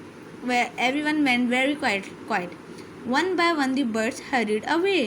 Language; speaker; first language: English; non-native, local second language; Urdu